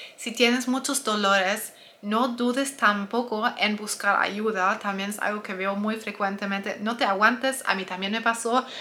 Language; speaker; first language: Spanish; non-native, fluent; German